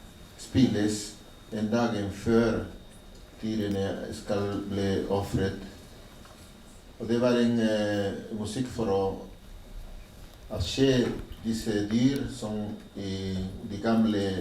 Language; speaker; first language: Norwegian; non-native, learner; Spanish